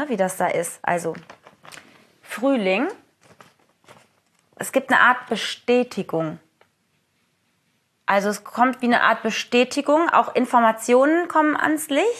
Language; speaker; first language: German; native; German